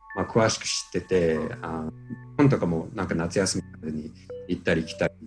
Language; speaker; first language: Japanese; non-native, fluent; English